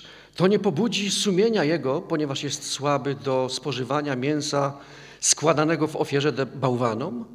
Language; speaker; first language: Polish; native; Polish